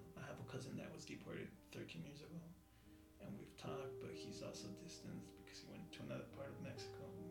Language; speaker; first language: English; early bilingual, other home language; Spanish